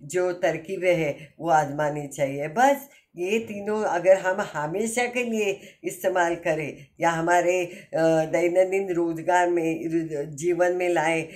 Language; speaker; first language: Hindi; non-native, local second language; Marathi